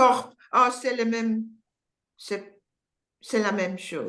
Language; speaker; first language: French; non-native, learner; English